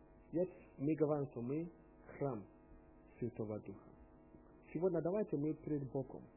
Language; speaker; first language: Russian; non-native, learner; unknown